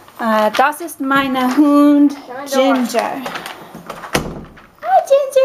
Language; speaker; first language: German; non-native, learner; English